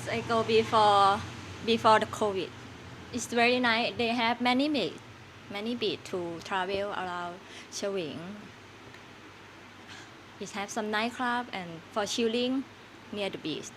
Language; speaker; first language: English; non-native, learner; Thai